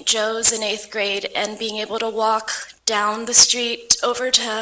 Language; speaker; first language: English; native; English